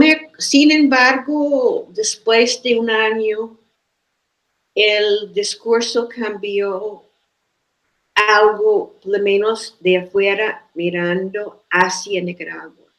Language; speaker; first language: Spanish; non-native, fluent; English